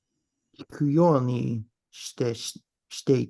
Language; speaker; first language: Japanese; non-native, learner; English